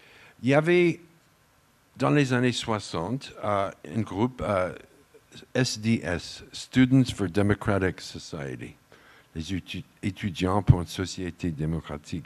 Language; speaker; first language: French; non-native, fluent; English